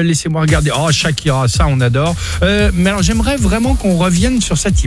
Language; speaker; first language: French; native; French